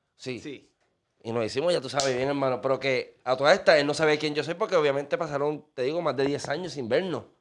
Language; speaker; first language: Spanish; native; Spanish